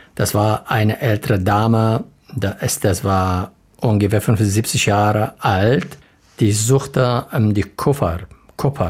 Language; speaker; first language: German; non-native, learner; Arabic